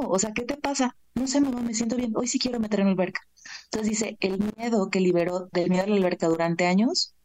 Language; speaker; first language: Spanish; native; Spanish